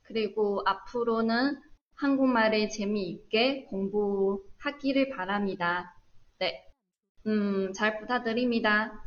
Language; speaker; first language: Korean; non-native, fluent; Chinese